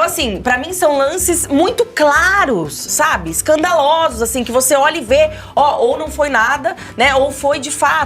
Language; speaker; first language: Portuguese; native; Portuguese